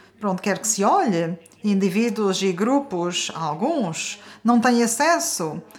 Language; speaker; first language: Portuguese; non-native, fluent; Norwegian